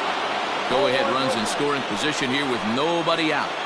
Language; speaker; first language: English; native; English